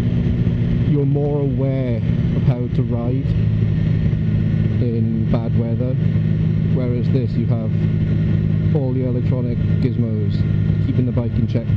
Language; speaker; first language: English; native; English